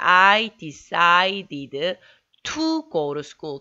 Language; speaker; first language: English; non-native, fluent; Korean